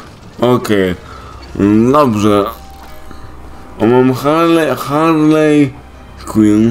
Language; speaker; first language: Polish; native; Polish